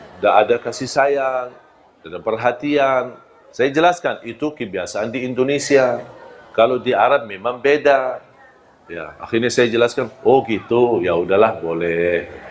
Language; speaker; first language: Malay; non-native, fluent; Arabic